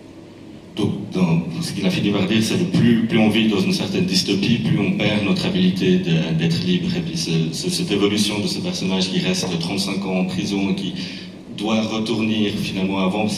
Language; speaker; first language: French; native; French